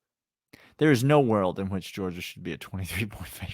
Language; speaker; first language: English; native; English